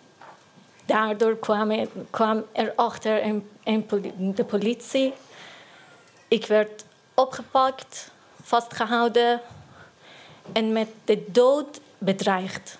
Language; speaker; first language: Dutch; non-native, learner; Persian